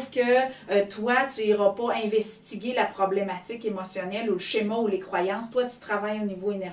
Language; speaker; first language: French; native; French